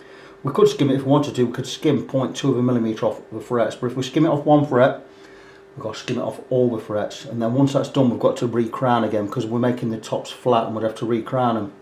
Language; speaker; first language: English; native; English